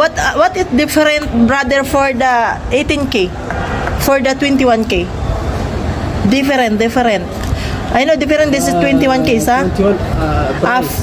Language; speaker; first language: English; non-native, learner; Filipino